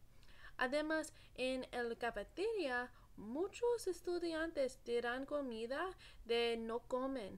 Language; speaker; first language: Spanish; non-native, learner; English